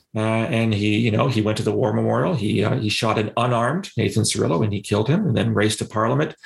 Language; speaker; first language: English; native; English